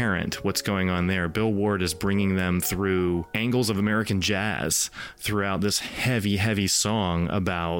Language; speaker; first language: English; native; English